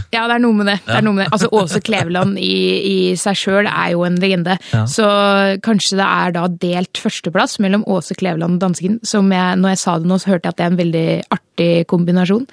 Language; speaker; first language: Norwegian; native; Norwegian